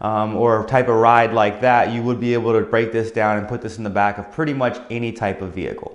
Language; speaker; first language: English; native; English